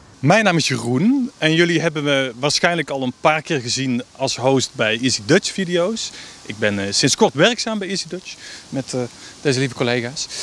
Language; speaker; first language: Dutch; native; Dutch